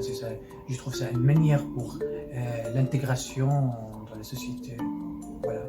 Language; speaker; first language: French; non-native, learner; Arabic